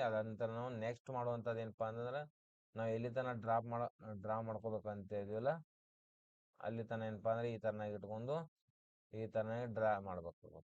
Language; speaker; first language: Kannada; native; Kannada